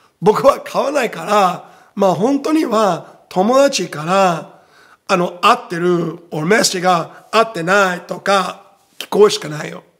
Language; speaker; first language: Japanese; non-native, fluent; Portuguese